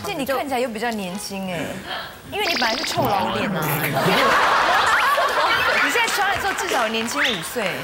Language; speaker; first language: Chinese; native; Chinese